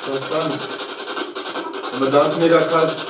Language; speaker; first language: German; native; German